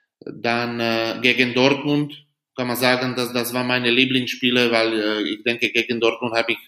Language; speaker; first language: German; non-native, learner; Slovak